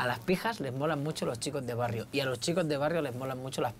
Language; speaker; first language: Spanish; native; Spanish